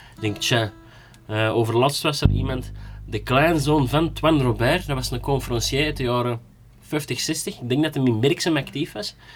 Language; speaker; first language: Dutch; native; Dutch